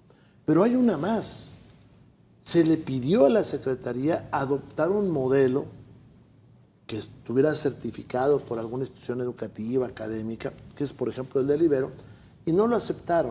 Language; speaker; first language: Spanish; native; Spanish